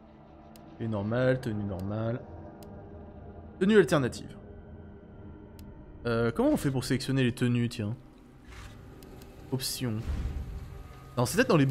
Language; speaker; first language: French; native; French